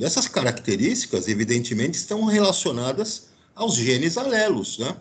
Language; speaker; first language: Portuguese; native; Portuguese